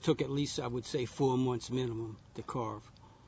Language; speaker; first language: English; native; English